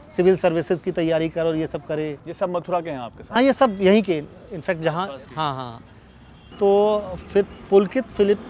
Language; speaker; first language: Hindi; native; Hindi